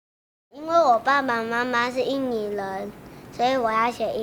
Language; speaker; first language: Chinese; early bilingual, other home language; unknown